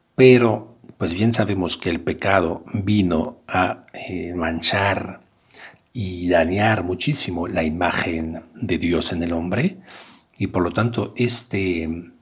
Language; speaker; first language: Spanish; non-native, fluent; French